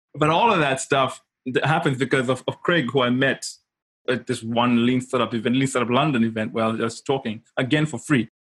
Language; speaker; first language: English; non-native, local second language; Shona